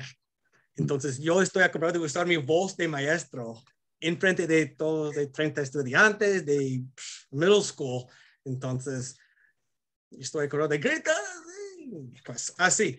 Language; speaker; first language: Spanish; non-native, fluent; English